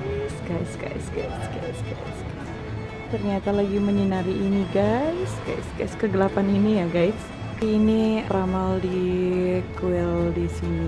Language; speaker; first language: Indonesian; native; Indonesian